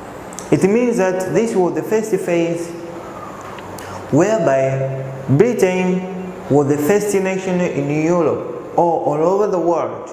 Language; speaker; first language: English; non-native, local second language; Swahili